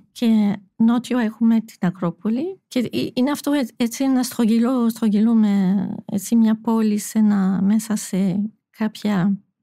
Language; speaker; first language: Greek; non-native, fluent; French